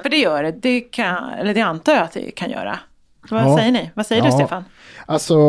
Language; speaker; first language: Swedish; native; Swedish